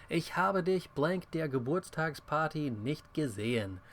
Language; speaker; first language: German; non-native, fluent; English